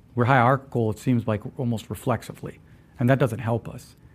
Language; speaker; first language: English; early bilingual, other home language; Spanish